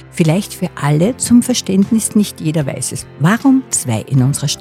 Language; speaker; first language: German; native; German